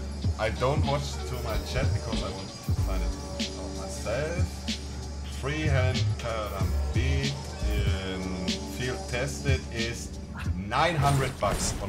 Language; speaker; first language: English; non-native, fluent; German